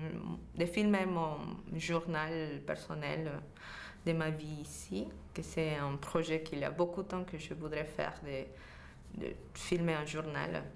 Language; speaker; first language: French; non-native, fluent; Spanish